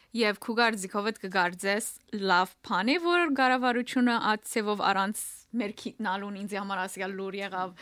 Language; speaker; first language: Armenian; early bilingual, heritage; Armenian